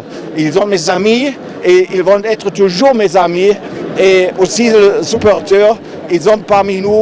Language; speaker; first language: French; non-native, fluent; German